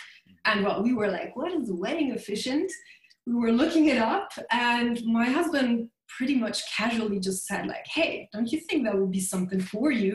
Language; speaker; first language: English; non-native, fluent; German